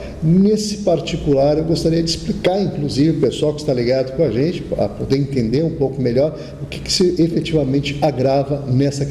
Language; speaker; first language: Portuguese; native; Portuguese